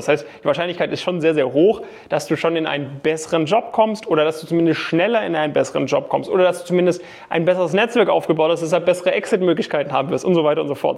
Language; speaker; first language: German; native; German